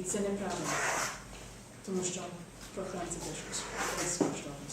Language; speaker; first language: Ukrainian; non-native, learner; English